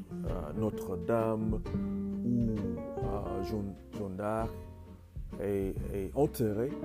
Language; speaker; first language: French; non-native, learner; English